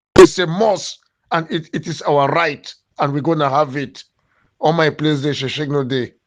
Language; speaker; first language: Nigerian Pidgin; native; Nigerian Pidgin